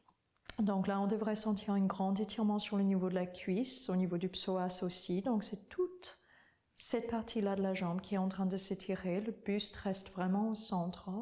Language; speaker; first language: French; non-native, fluent; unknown